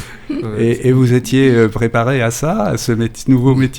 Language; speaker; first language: French; native; French